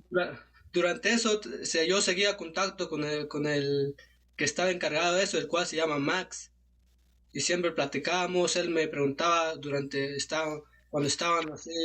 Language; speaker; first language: Spanish; non-native, local second language; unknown